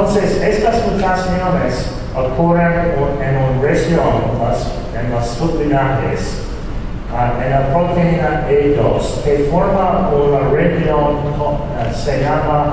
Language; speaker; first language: Spanish; non-native, fluent; English